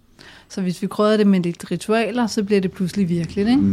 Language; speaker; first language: Danish; native; Danish